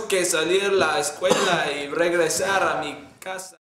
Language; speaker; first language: Spanish; non-native, learner; English